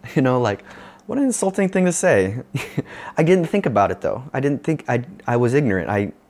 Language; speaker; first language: English; native; English